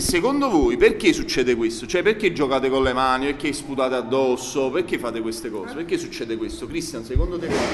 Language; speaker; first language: Italian; native; Italian